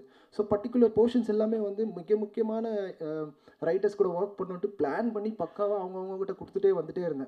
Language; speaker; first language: Tamil; native; Tamil